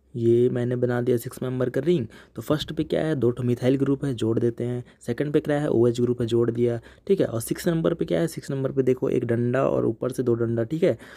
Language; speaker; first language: Hindi; native; Hindi